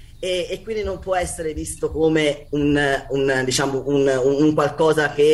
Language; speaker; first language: Italian; native; Italian